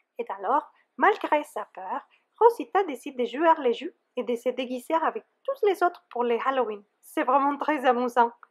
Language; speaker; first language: French; non-native, fluent; Spanish